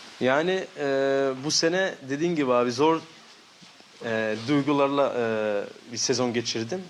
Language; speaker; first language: Turkish; early bilingual, heritage; Turkish